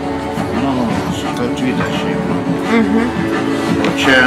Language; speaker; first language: Russian; non-native, local second language; Lithuanian